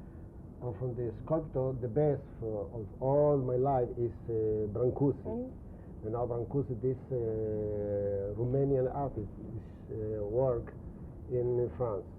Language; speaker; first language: English; non-native, learner; Spanish